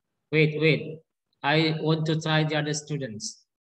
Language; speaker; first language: English; non-native, learner; Indonesian